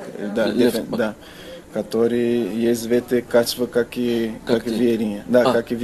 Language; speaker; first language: Russian; non-native, learner; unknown